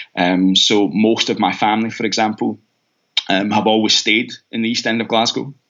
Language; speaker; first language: English; native; English